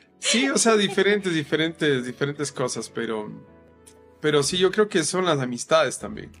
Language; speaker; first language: Spanish; native; Spanish